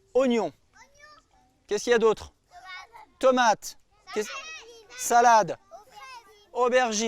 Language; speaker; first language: French; native; French